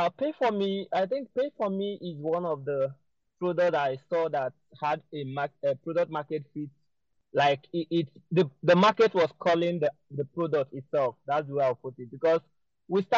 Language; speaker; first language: English; non-native, local second language; Igbo